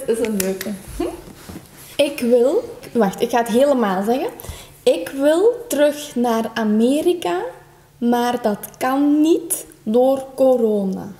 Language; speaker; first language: Dutch; early bilingual, other home language; Turkish